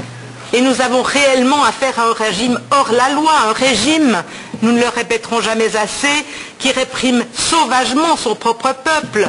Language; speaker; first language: French; native; French